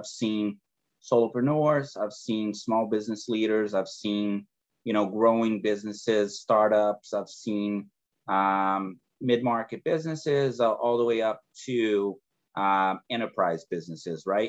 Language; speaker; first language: English; non-native, fluent; Portuguese